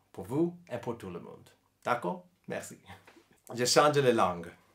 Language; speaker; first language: French; non-native, learner; English